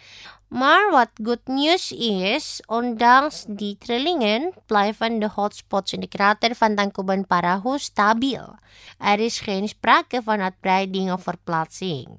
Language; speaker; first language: Dutch; non-native, fluent; Indonesian